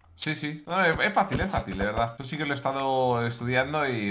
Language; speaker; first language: Spanish; native; Spanish